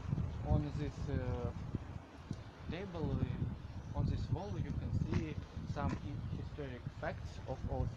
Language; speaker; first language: English; non-native, learner; Russian